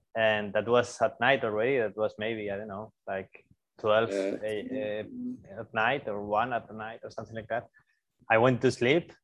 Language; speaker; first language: English; non-native, fluent; Spanish